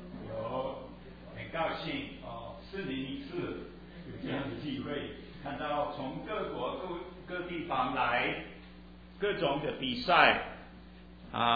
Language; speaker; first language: Chinese; early bilingual, heritage; Chinese